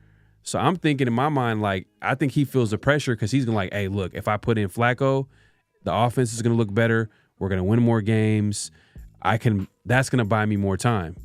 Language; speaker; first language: English; native; English